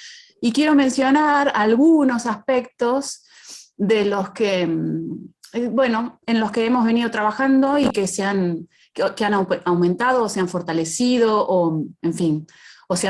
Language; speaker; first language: Spanish; native; Spanish